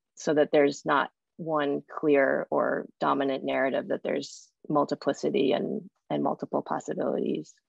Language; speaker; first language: English; native; English